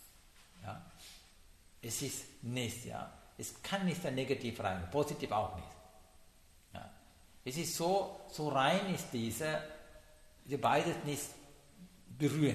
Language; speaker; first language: German; non-native, learner; Sinhala